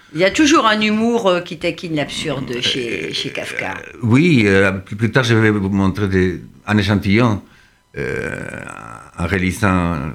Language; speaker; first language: French; non-native, fluent; Spanish